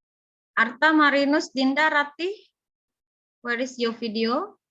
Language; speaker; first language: English; non-native, learner; Indonesian